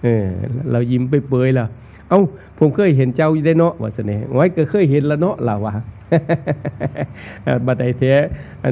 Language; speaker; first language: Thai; non-native, local second language; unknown